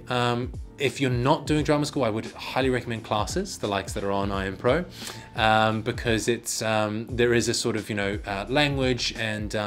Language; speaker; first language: English; native; English